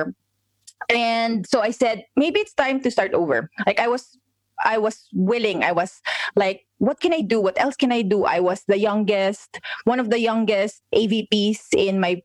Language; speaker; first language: English; non-native, local second language; Filipino